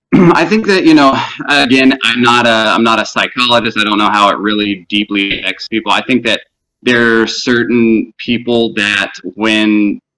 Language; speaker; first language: English; native; English